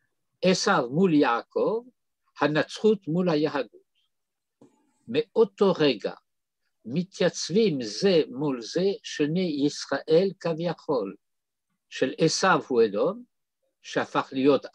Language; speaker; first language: Hebrew; non-native, fluent; French